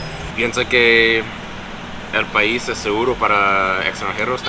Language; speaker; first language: Spanish; non-native, learner; English